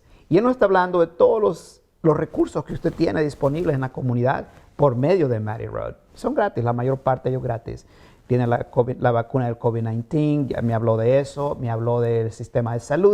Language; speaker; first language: Spanish; native; Spanish